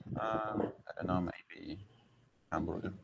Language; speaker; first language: English; non-native, learner; Spanish